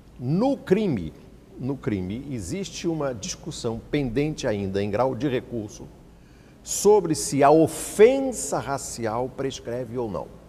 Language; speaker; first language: Portuguese; native; Portuguese